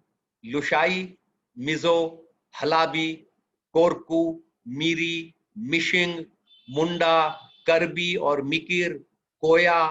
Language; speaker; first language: Hindi; native; Hindi